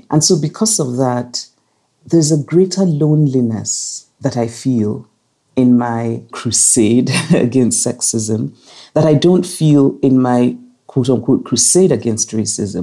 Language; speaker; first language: English; non-native, local second language; Igbo